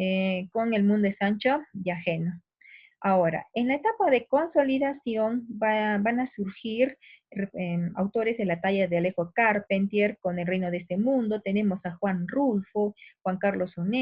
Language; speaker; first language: Spanish; native; Spanish